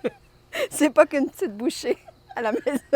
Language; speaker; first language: French; native; French